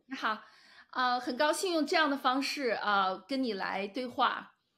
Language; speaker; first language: Chinese; native; Chinese